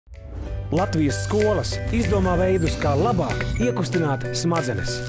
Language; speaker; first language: Latvian; native; Latvian